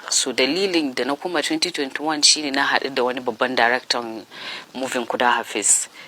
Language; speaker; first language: Hausa; native; Hausa